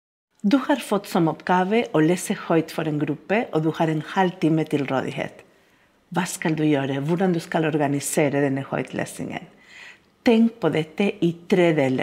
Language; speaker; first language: Norwegian; non-native, fluent; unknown